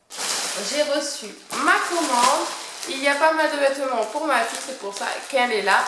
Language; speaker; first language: French; native; French